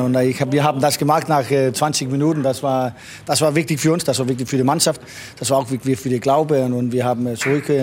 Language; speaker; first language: German; non-native, learner; Danish